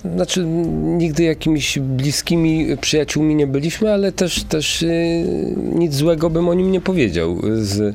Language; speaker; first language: Polish; native; Polish